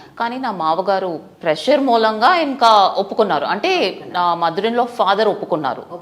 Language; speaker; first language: Telugu; non-native, fluent; Tamil